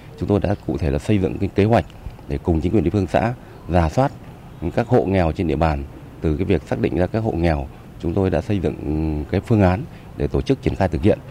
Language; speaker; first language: Vietnamese; native; Vietnamese